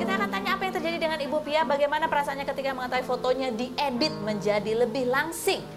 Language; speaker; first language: Indonesian; native; Indonesian